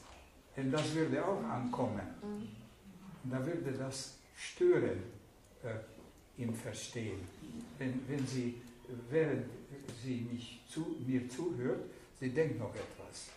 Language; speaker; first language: German; non-native, fluent; Hungarian